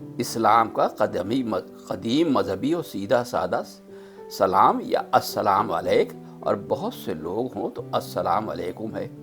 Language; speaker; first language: Urdu; native; Urdu